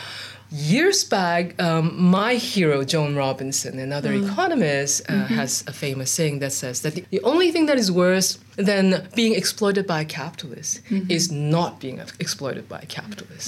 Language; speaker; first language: English; non-native, local second language; Cantonese